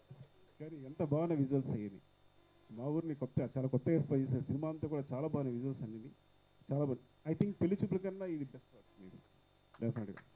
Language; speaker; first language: Telugu; native; Telugu